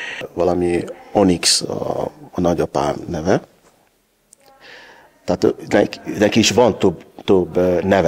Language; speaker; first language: Hungarian; non-native, learner; Yoruba